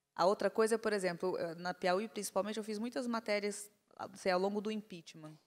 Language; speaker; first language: Portuguese; native; Portuguese